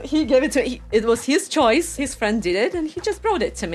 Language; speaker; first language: English; non-native, fluent; Russian